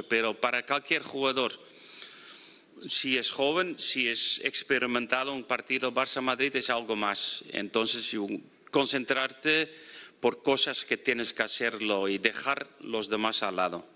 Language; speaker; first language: Spanish; non-native, fluent; Dutch